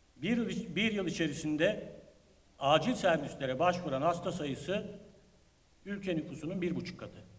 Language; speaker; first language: Turkish; native; Turkish